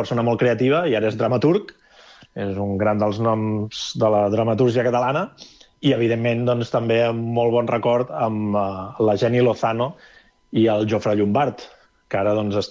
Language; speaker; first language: Catalan; native; Catalan